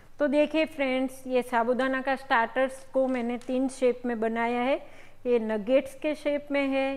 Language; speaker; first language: Hindi; non-native, local second language; Gujarati